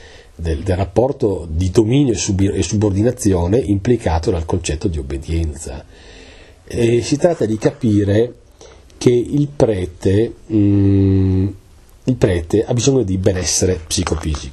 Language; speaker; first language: Italian; native; Italian